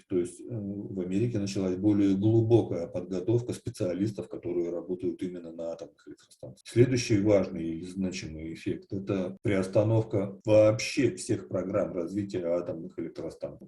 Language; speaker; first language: Russian; native; Russian